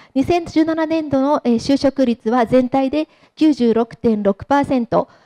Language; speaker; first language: Japanese; native; Japanese